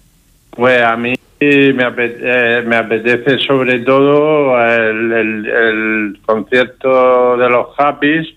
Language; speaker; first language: Spanish; native; Spanish